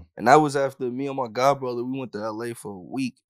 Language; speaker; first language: English; native; English